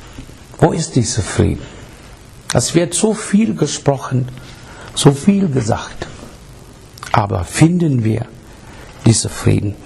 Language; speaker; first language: German; non-native, learner; English